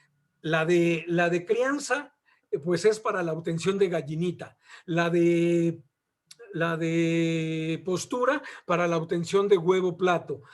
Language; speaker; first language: Spanish; native; Spanish